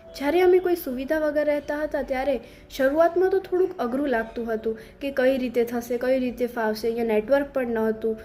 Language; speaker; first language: Gujarati; native; Gujarati